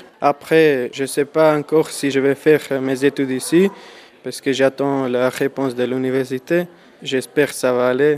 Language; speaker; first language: French; non-native, learner; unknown